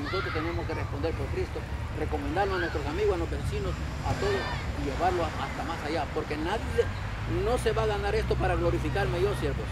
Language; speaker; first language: Spanish; native; Spanish